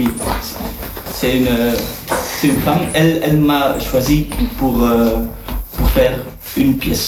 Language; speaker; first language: French; non-native, learner; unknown